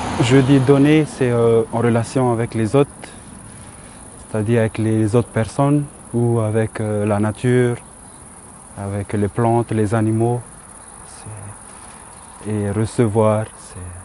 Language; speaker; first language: French; non-native, local second language; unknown